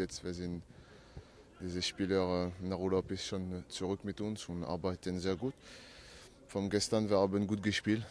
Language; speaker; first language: German; non-native, learner; French